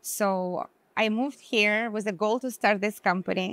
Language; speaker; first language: English; non-native, fluent; Hebrew